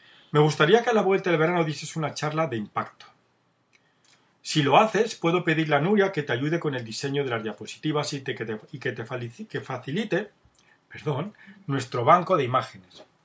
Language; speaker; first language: Spanish; native; Spanish